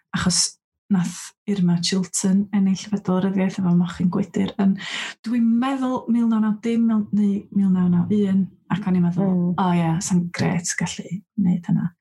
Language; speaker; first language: Welsh; native; Welsh